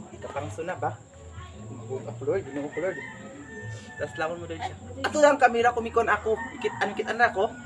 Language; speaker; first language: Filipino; non-native, local second language; Cebuano